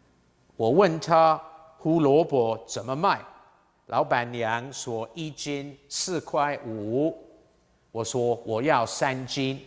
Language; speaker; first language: Chinese; non-native, fluent; English